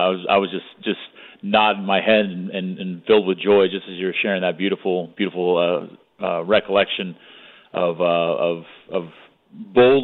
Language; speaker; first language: English; native; English